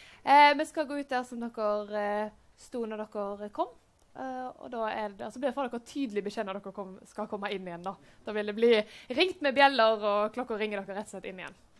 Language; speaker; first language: Norwegian; native; Norwegian